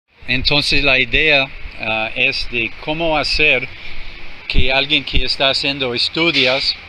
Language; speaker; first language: Spanish; non-native, fluent; English